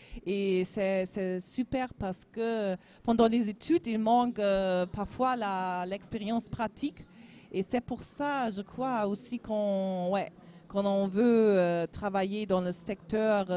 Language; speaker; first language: French; non-native, learner; German